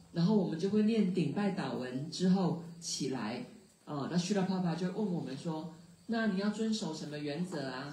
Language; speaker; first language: Chinese; native; Chinese